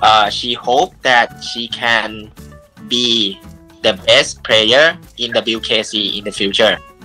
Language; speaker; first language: English; non-native, fluent; Thai